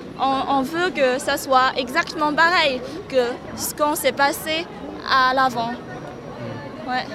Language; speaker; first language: French; non-native, fluent; Chinese